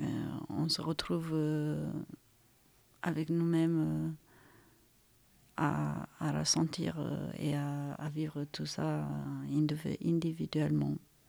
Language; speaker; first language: French; non-native, fluent; Romanian